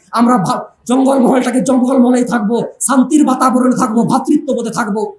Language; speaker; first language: Bangla; non-native, local second language; Santali